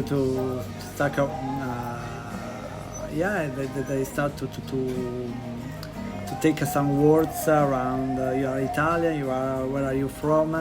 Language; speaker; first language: English; non-native, learner; Italian